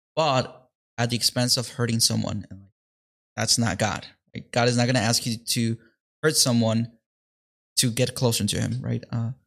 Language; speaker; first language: English; early bilingual, other home language; Spanish